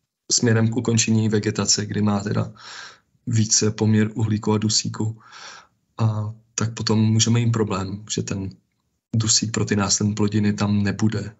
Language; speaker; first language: Czech; native; Czech